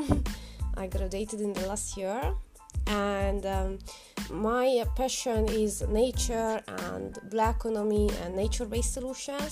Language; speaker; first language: English; non-native, fluent; Hungarian